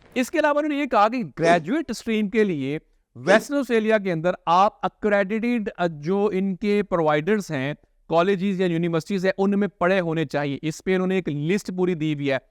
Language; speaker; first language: Urdu; non-native, local second language; Punjabi